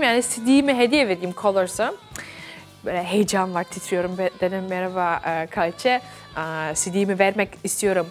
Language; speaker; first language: Turkish; early bilingual, heritage; Dutch